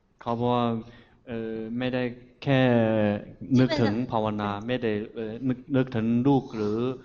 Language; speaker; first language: Thai; non-native, fluent; Chinese